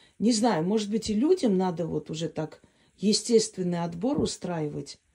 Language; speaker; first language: Russian; non-native, local second language; Armenian